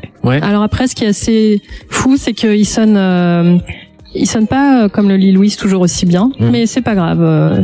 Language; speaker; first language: French; native; French